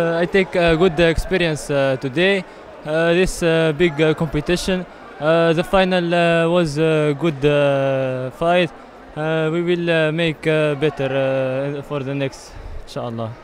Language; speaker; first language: English; non-native, learner; Arabic